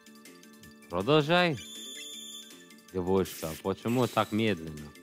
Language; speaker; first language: Russian; non-native, learner; English